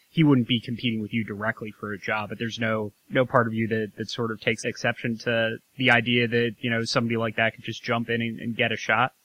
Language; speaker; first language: English; native; English